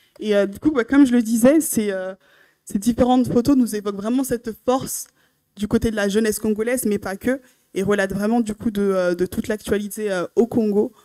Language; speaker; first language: French; native; French